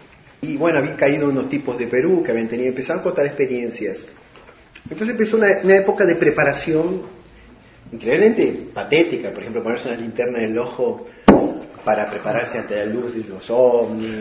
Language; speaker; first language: Spanish; native; Spanish